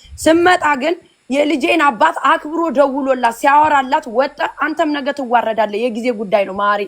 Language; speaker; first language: Amharic; native; Amharic